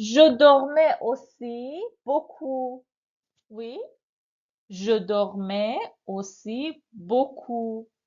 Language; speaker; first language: French; non-native, fluent; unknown